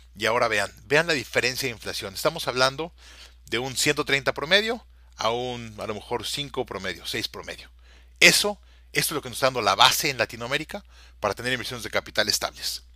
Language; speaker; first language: Spanish; native; Spanish